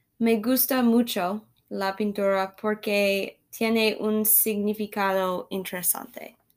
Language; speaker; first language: Spanish; non-native, learner; English